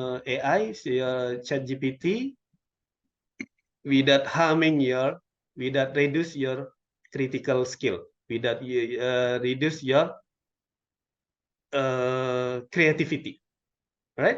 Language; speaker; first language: English; non-native, local second language; Indonesian